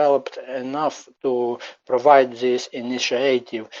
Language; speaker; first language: English; non-native, learner; Ukrainian